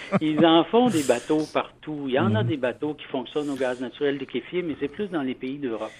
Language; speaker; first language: French; native; French